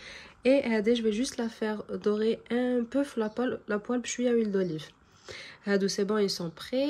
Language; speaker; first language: French; native; French